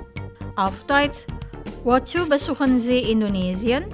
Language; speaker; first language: German; non-native, fluent; Indonesian